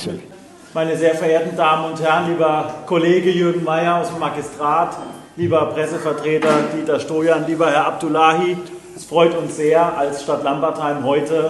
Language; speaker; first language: German; native; German